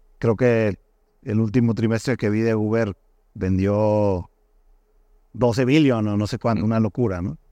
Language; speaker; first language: Spanish; native; Spanish